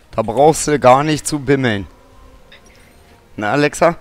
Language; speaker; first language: German; native; German